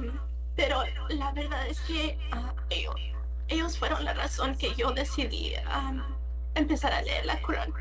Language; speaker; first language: Spanish; early bilingual, heritage; Spanish